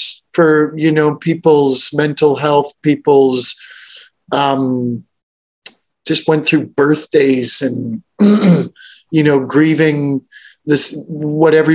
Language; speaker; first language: English; native; English